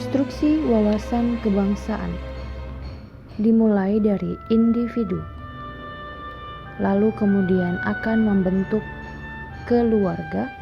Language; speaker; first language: Indonesian; native; Indonesian